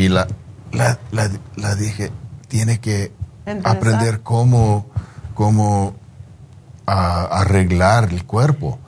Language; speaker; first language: Spanish; non-native, fluent; English